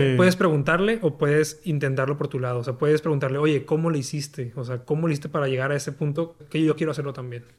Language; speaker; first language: Spanish; native; Spanish